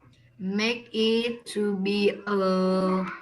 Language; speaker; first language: English; non-native, learner; Vietnamese